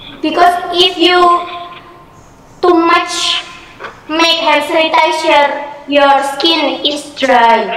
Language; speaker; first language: English; non-native, learner; Indonesian